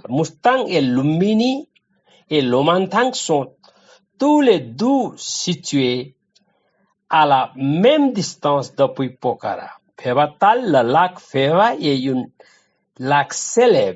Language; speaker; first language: French; non-native, learner; Nepali